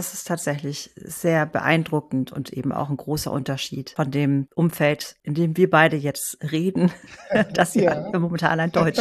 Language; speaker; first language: German; native; German